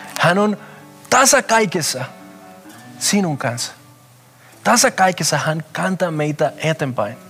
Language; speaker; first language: Finnish; non-native, fluent; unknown